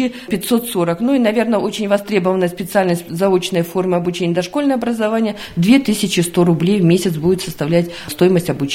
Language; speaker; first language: Russian; native; Russian